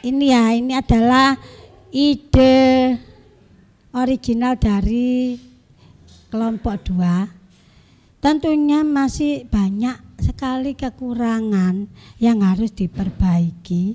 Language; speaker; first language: Indonesian; native; Indonesian